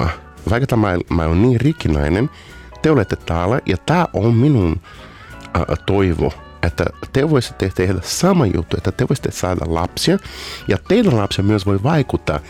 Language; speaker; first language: Finnish; non-native, learner; Portuguese